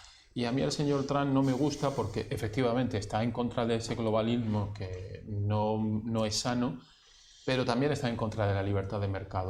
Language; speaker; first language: Spanish; native; Spanish